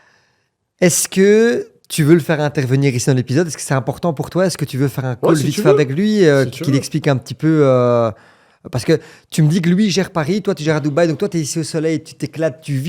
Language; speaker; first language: French; native; French